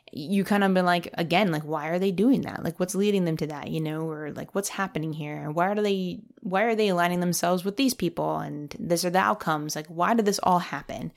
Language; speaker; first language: English; native; English